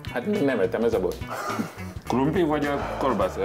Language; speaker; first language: Hungarian; non-native, learner; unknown